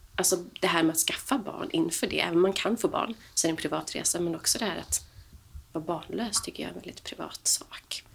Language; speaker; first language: Swedish; native; Swedish